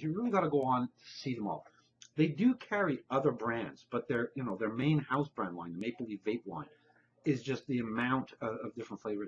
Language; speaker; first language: English; native; English